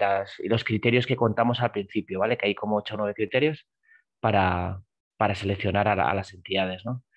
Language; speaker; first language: Spanish; native; Spanish